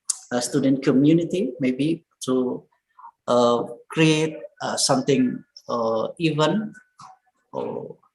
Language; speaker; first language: English; non-native, learner; Indonesian